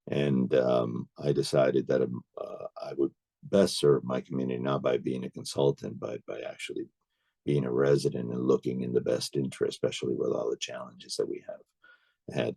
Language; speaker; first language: English; native; English